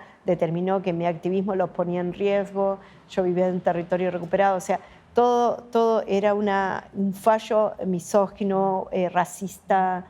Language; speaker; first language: Spanish; native; Spanish